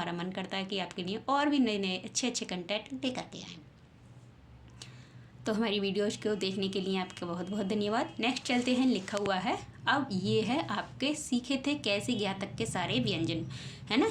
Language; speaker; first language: Hindi; native; Hindi